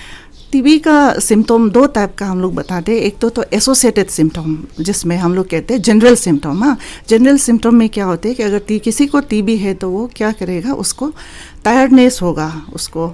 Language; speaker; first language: Hindi; non-native, local second language; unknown